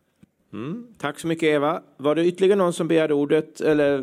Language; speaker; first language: Swedish; native; Swedish